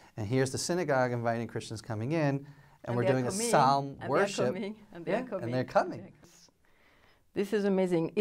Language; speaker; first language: English; native; English